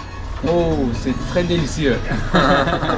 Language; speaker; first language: French; non-native, local second language; Arabic